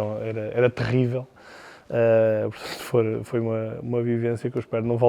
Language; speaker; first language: Portuguese; native; Portuguese